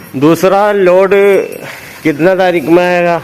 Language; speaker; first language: Hindi; non-native, local second language; Malayalam